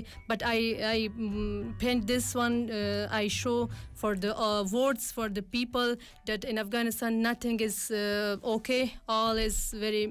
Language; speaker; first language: English; non-native, learner; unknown